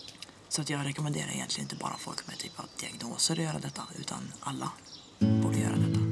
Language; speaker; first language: Swedish; native; Swedish